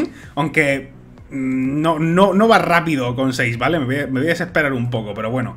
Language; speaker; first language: Spanish; native; Spanish